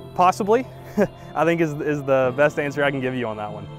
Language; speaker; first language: English; native; English